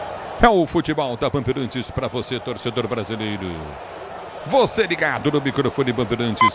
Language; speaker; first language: Portuguese; native; Portuguese